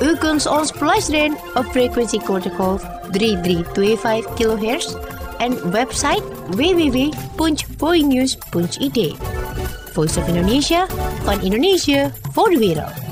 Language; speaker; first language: Dutch; non-native, fluent; Indonesian